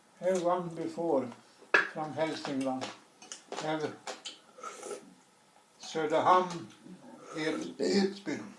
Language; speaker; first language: English; non-native, learner; Swedish